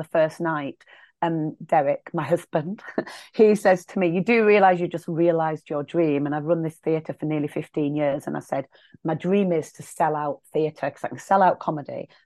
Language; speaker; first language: English; native; English